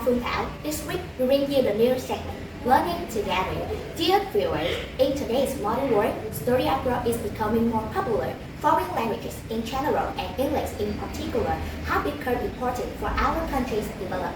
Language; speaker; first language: English; non-native, learner; Vietnamese